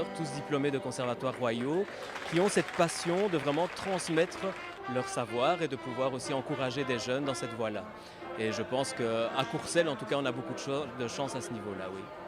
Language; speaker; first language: French; native; French